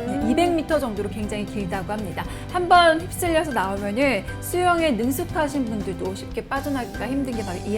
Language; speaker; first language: Korean; native; Korean